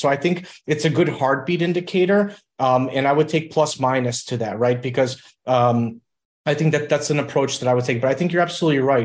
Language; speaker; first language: English; early bilingual, other home language; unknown